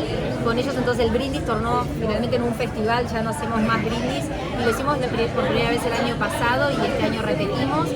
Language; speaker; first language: Spanish; native; Spanish